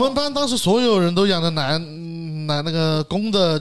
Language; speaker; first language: Chinese; native; Chinese